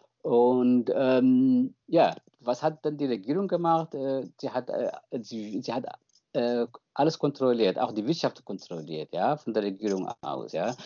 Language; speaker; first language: German; non-native, fluent; Tigrinya